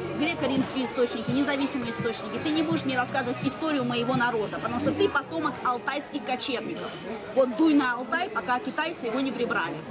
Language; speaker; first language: Russian; native; Russian